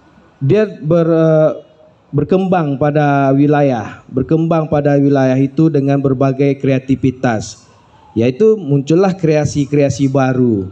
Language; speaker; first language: Indonesian; native; Indonesian